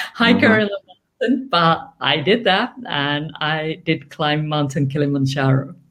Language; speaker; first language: English; non-native, fluent; Finnish